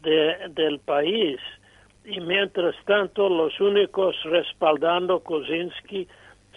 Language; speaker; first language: Spanish; non-native, fluent; English